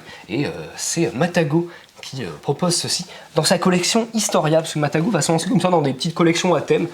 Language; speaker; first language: French; native; French